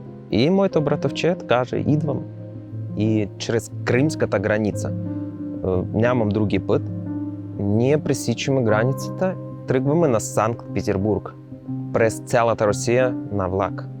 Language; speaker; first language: Bulgarian; non-native, learner; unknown